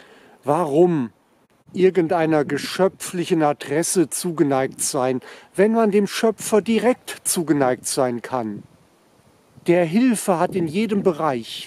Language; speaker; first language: German; native; German